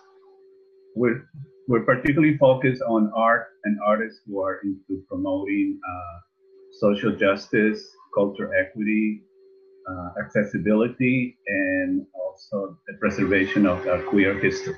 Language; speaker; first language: English; non-native, fluent; Spanish